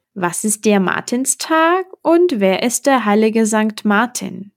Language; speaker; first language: German; non-native, fluent; Czech